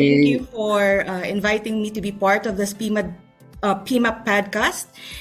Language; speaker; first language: English; non-native, local second language; Filipino